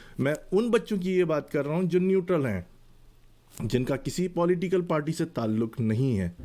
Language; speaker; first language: Urdu; native; Urdu